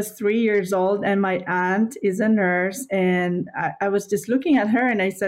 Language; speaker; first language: English; non-native, local second language; Filipino